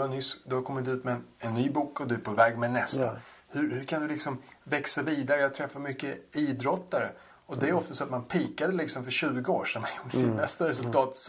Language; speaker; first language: Swedish; native; Swedish